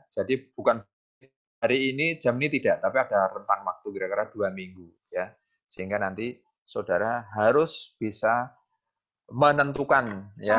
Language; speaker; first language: Indonesian; non-native, local second language; Javanese